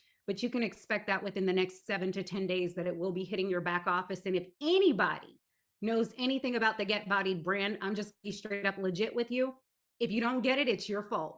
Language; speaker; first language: English; native; English